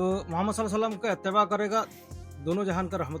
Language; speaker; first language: Hindi; non-native, fluent; Bangla